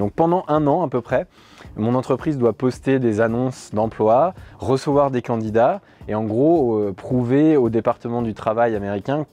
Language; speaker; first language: French; native; French